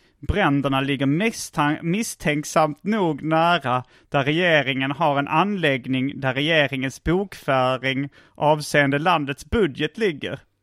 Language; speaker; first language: Swedish; native; Swedish